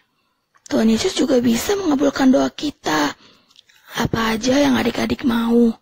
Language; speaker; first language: Indonesian; native; Indonesian